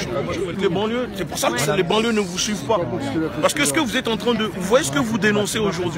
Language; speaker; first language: French; native; French